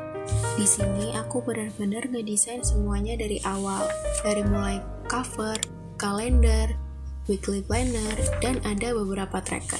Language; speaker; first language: Indonesian; native; Indonesian